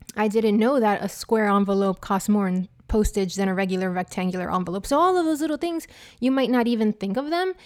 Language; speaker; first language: English; non-native, fluent; Spanish